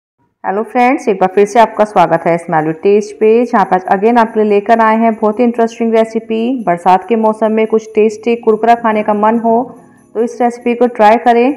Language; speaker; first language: Hindi; native; Hindi